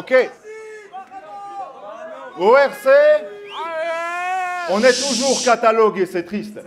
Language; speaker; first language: French; native; French